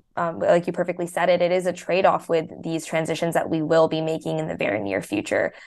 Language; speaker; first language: English; early bilingual, other home language; Hindi